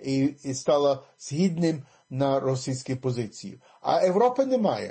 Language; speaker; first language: Ukrainian; early bilingual, heritage; English